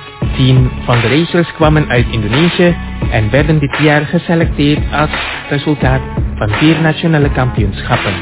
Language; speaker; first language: Dutch; non-native, fluent; Indonesian